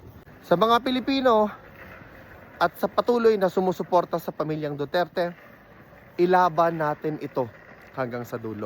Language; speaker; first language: Filipino; native; Filipino